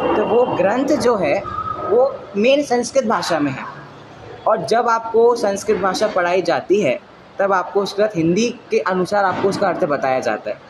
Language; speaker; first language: Hindi; native; Hindi